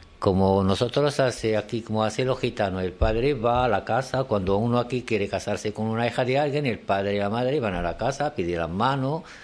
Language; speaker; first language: Spanish; non-native, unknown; Arabic